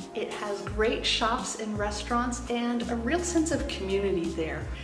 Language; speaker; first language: English; native; English